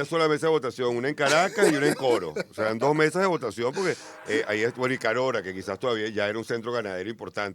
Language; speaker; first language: Spanish; native; Spanish